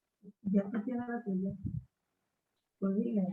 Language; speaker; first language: Spanish; native; Spanish